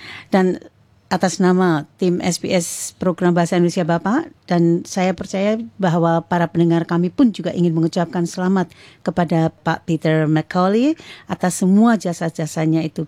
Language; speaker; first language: Indonesian; native; Indonesian